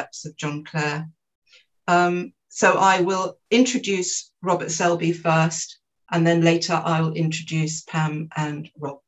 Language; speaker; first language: English; native; English